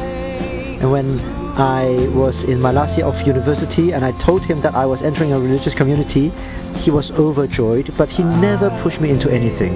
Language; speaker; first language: English; non-native, local second language; Cantonese